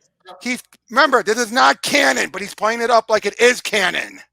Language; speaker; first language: English; native; English